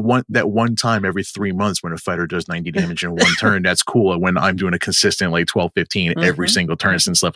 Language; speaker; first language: English; native; English